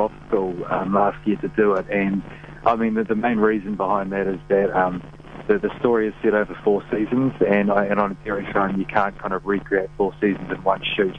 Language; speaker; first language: English; native; English